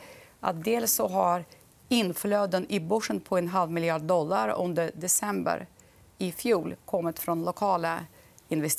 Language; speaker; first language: Swedish; non-native, fluent; Russian